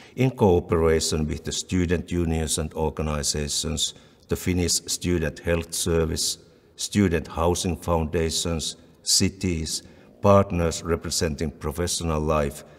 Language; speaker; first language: English; non-native, fluent; Finnish